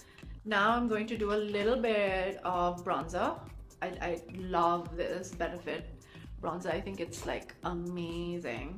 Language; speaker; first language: English; non-native, local second language; Hindi